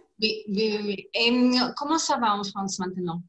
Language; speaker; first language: French; non-native, learner; English